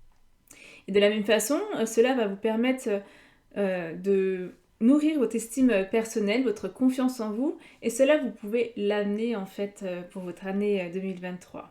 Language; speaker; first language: French; native; French